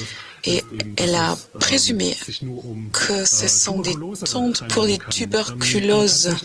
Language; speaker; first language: French; non-native, fluent; German